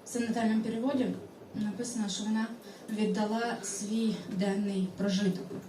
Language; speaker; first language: Ukrainian; non-native, local second language; Russian